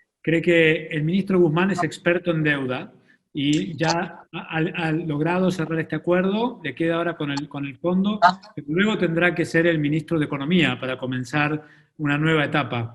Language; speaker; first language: Spanish; native; Spanish